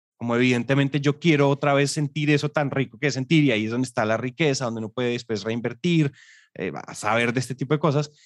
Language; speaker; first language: Spanish; native; Spanish